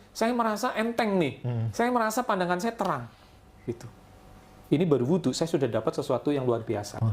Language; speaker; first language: Indonesian; non-native, local second language; Javanese